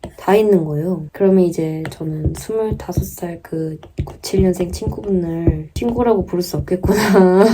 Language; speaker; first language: Korean; native; Korean